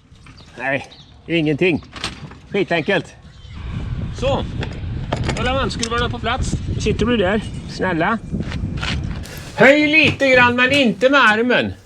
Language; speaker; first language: Swedish; native; Swedish